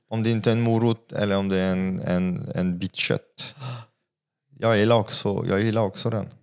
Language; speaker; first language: Swedish; non-native, fluent; French